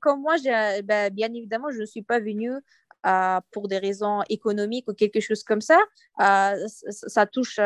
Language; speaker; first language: French; non-native, fluent; Uyghur